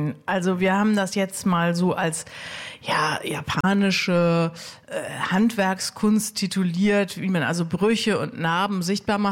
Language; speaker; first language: German; native; German